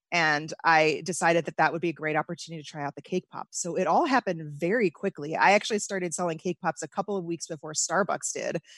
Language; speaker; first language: English; native; English